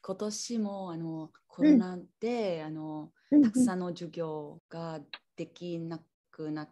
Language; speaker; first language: Japanese; non-native, learner; English